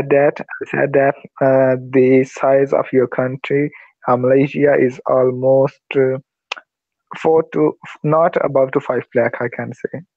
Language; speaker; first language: English; non-native, learner; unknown